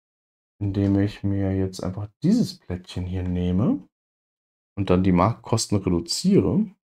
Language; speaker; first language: German; native; German